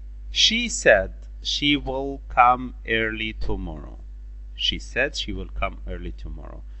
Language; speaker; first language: English; non-native, fluent; Arabic